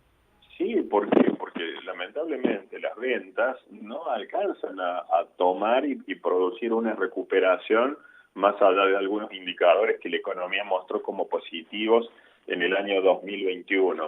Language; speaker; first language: Spanish; native; Spanish